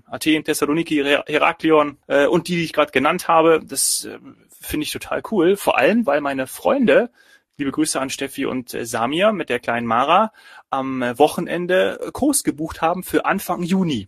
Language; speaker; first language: German; native; German